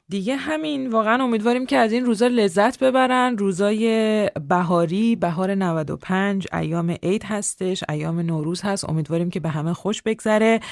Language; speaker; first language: Persian; native; Persian